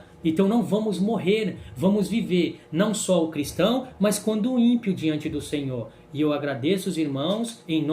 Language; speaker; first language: Portuguese; native; Portuguese